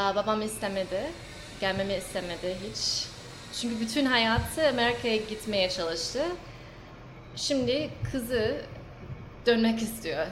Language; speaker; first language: Turkish; early bilingual, heritage; English